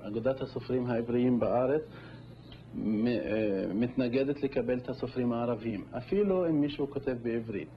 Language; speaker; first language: Hebrew; non-native, local second language; Arabic